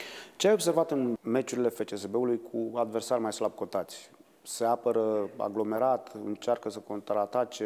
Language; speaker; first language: Romanian; native; Romanian